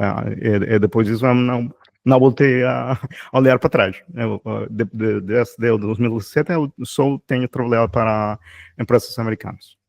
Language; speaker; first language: Portuguese; non-native, fluent; Spanish